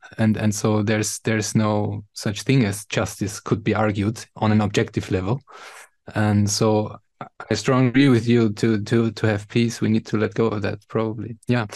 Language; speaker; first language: English; non-native, fluent; German